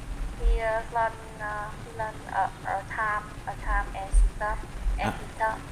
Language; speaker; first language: English; non-native, learner; Vietnamese